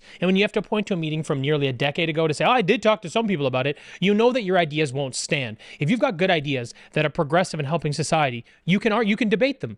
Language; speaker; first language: English; native; English